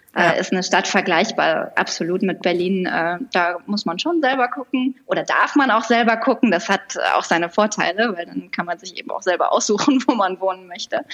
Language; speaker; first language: German; native; German